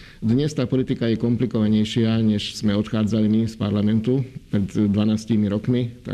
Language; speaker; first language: Slovak; non-native, local second language; Hungarian